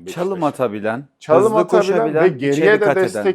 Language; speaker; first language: Turkish; native; Turkish